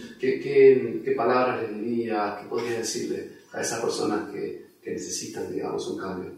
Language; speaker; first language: Spanish; native; Spanish